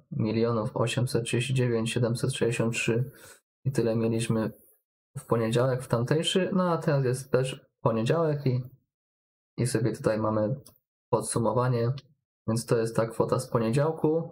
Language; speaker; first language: Polish; native; Polish